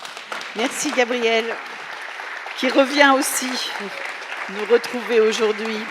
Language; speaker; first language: French; native; French